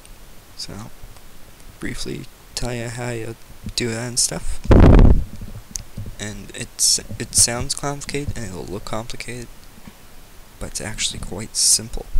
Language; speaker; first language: English; native; English